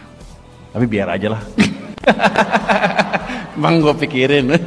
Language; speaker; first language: Indonesian; native; Indonesian